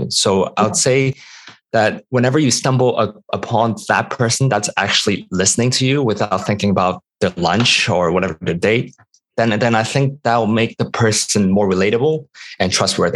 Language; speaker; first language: English; non-native, local second language; Cantonese